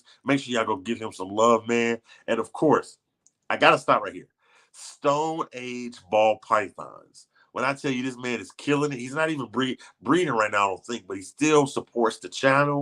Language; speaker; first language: English; native; English